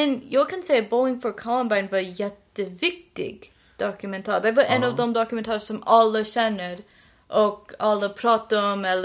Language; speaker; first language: Swedish; non-native, learner; English